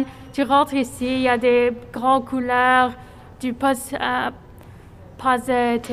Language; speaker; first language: French; non-native, fluent; English